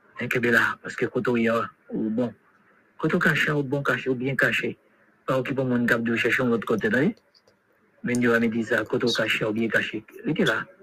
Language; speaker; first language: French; non-native, local second language; Haitian Creole